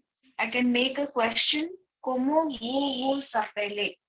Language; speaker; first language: French; non-native, fluent; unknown